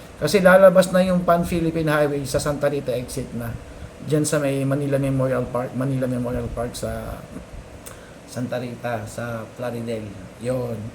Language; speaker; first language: Filipino; native; Filipino